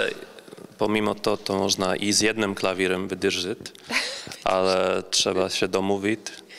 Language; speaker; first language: Czech; non-native, learner; Polish